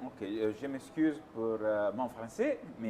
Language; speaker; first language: French; non-native, fluent; Italian